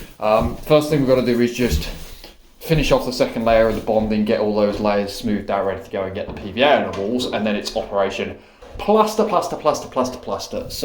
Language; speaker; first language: English; native; English